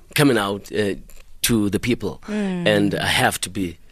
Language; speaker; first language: English; non-native, local second language; Xhosa